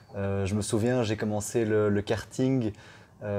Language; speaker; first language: French; native; French